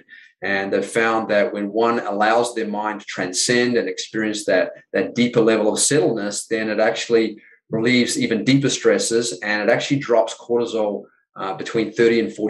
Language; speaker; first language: English; native; English